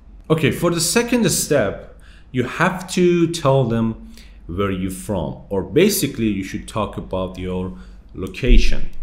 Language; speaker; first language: English; non-native, fluent; Persian